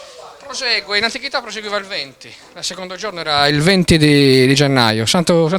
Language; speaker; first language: Italian; native; Italian